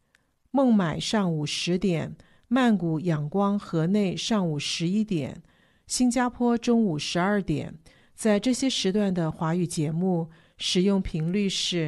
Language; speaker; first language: Chinese; native; Chinese